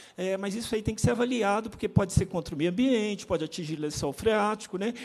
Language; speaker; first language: Portuguese; native; Portuguese